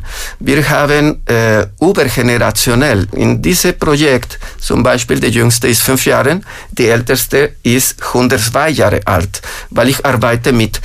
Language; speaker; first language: German; non-native, fluent; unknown